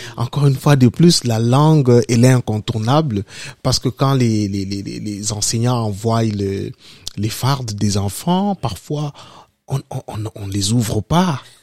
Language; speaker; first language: French; non-native, local second language; Lingala